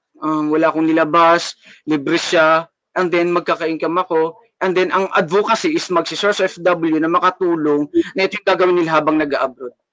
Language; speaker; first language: Filipino; native; Filipino